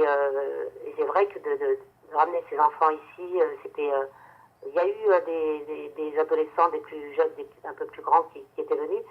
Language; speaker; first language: French; native; French